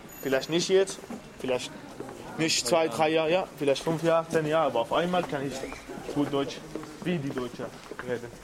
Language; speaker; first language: German; non-native, learner; Arabic